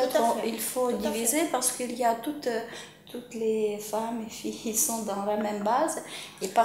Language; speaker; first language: French; non-native, fluent; Ukrainian